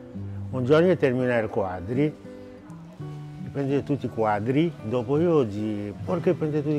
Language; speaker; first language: Italian; non-native, learner; Haitian Creole